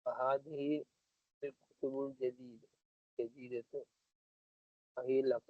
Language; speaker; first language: Arabic; non-native, learner; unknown